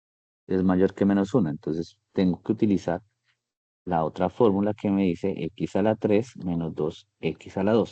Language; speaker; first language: Spanish; native; Spanish